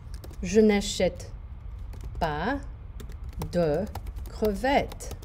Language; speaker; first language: French; non-native, fluent; English